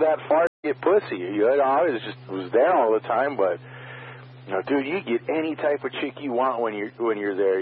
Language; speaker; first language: English; native; English